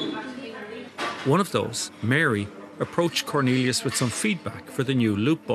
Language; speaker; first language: English; native; English